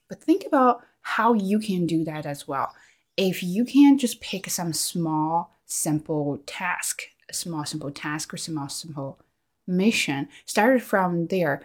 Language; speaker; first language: English; non-native, fluent; Chinese